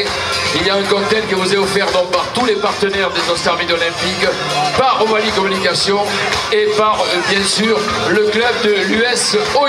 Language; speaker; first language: French; native; French